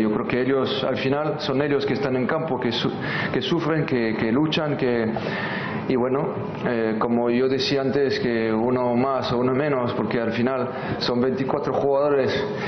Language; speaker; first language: Spanish; non-native, fluent; French